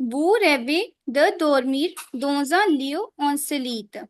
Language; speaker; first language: French; non-native, fluent; Punjabi